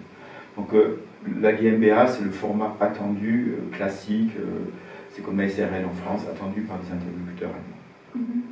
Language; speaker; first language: French; native; French